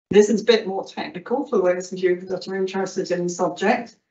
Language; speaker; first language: English; native; English